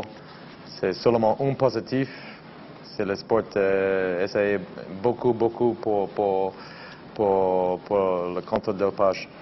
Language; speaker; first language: French; non-native, learner; English